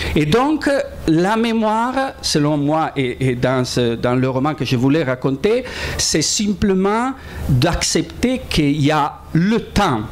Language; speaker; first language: French; non-native, fluent; Italian